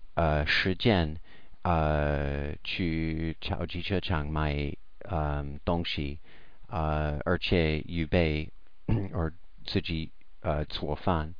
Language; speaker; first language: Chinese; non-native, learner; English